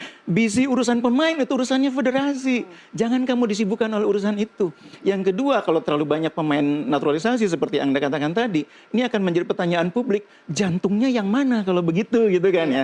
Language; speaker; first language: Indonesian; native; Indonesian